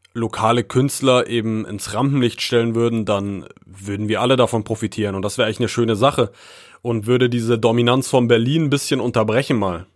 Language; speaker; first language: German; native; German